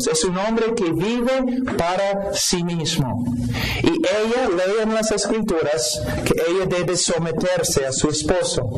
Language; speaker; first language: Spanish; non-native, fluent; English